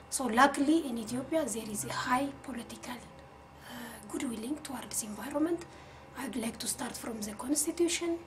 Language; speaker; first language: English; non-native, fluent; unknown